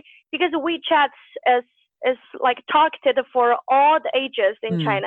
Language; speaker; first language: English; non-native, fluent; Chinese